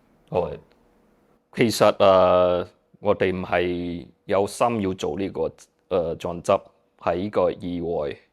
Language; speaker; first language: Cantonese; early bilingual, heritage; Cantonese